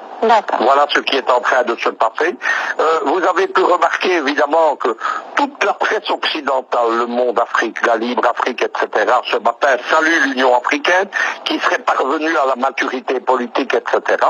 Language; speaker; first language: French; native; French